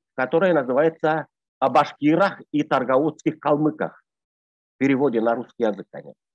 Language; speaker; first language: Russian; non-native, local second language; Bashkir